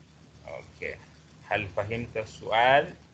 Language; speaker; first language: Arabic; non-native, fluent; Malay